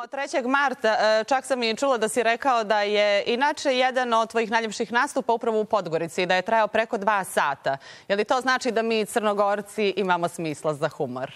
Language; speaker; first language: Serbian; native; Serbian